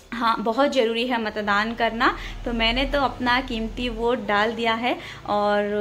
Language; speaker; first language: Hindi; native; Hindi